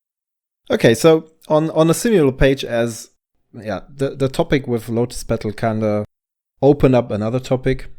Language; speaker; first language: English; non-native, fluent; German